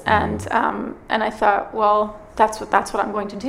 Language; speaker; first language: English; native; English